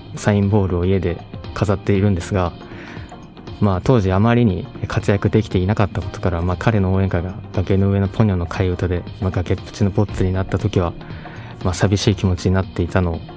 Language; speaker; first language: Japanese; native; Japanese